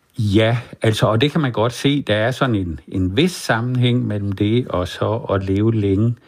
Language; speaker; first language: Danish; native; Danish